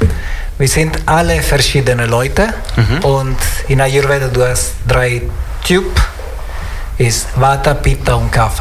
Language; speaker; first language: German; non-native, learner; Italian